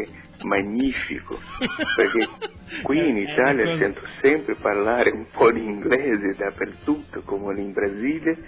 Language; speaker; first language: Italian; non-native, fluent; Portuguese